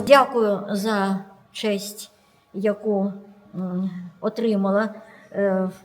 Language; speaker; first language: Ukrainian; non-native, local second language; Russian